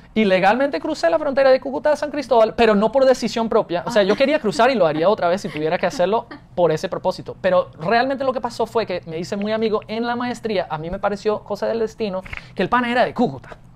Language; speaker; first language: Spanish; non-native, fluent; English